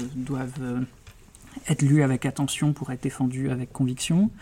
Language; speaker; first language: French; native; French